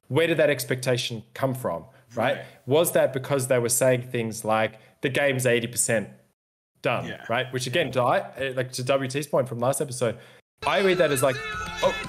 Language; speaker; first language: English; native; English